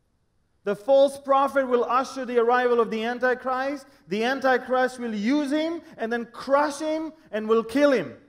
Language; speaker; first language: English; non-native, fluent; Hebrew